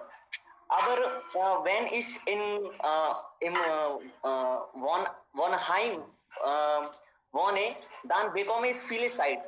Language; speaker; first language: German; non-native, learner; Hindi